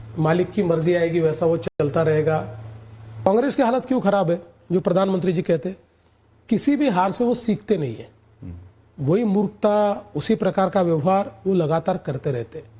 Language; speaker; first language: Hindi; non-native, local second language; Marathi